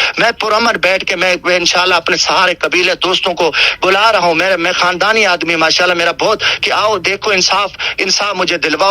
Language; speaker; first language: Urdu; non-native, local second language; Saraiki